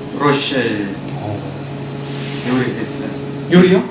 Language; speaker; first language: Korean; non-native, learner; Russian